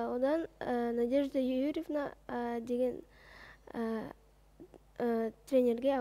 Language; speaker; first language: Kazakh; non-native, local second language; Russian